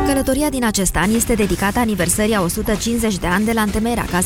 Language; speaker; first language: Romanian; native; Romanian